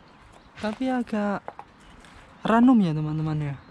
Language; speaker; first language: Indonesian; native; Indonesian